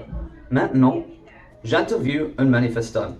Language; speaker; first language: French; non-native, learner; English